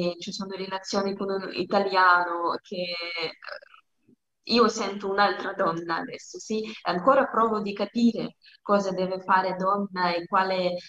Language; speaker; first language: Italian; non-native, learner; Russian